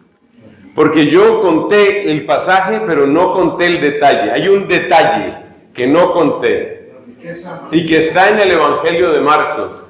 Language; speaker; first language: Spanish; native; Spanish